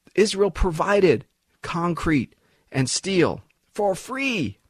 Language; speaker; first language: English; early bilingual, other home language; Arabic